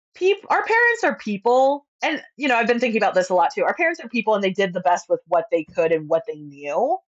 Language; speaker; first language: English; early bilingual, other home language; Spanish